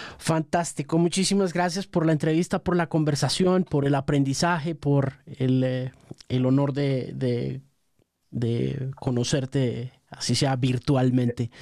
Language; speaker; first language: Spanish; native; Spanish